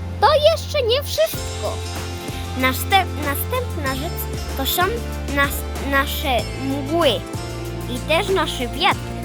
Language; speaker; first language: Polish; early bilingual, heritage; Polish